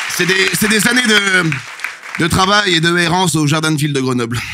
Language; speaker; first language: French; native; French